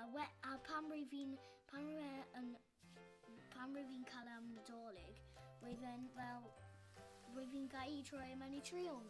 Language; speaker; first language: Welsh; non-native, local second language; English